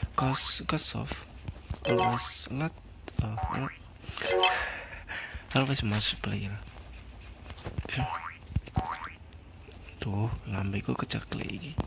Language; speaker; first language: English; non-native, learner; Indonesian